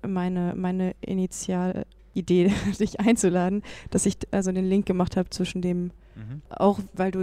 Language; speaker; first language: German; native; German